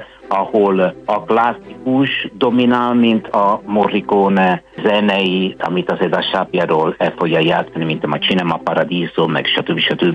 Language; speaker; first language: Hungarian; non-native, fluent; Italian